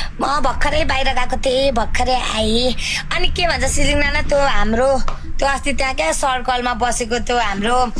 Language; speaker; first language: Nepali; non-native, local second language; Rana Tharu